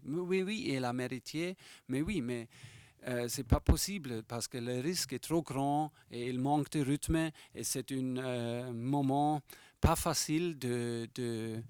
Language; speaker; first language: French; non-native, fluent; German